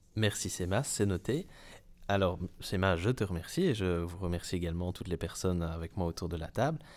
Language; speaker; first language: French; native; French